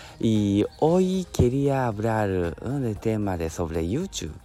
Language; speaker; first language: Spanish; non-native, learner; Japanese